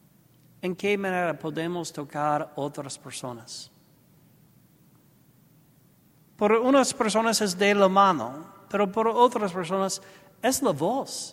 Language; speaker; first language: Spanish; non-native, learner; English